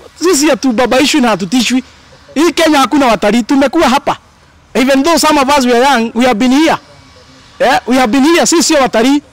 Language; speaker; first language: English; non-native, local second language; Kikuyu